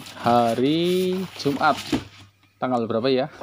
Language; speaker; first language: Indonesian; native; Indonesian